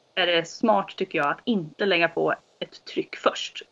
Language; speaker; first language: Swedish; native; Swedish